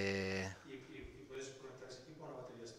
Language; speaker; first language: Spanish; native; Spanish